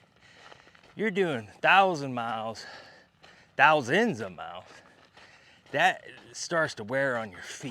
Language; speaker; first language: English; native; English